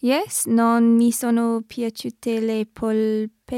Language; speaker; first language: Italian; non-native, learner; English